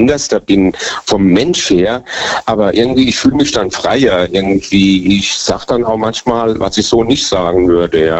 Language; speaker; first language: German; native; German